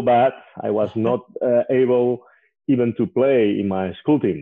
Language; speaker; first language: English; non-native, fluent; Spanish